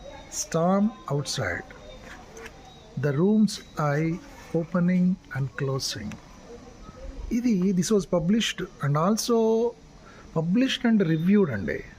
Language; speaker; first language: English; non-native, local second language; Telugu